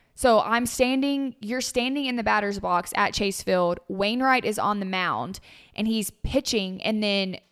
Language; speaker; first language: English; native; English